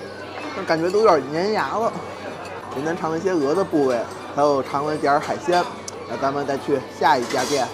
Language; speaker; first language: Chinese; native; Chinese